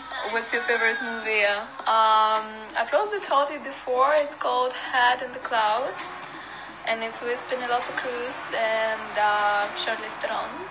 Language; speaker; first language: English; non-native, fluent; Russian